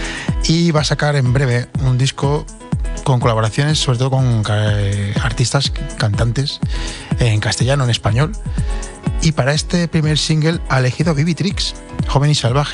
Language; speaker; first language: Spanish; native; Spanish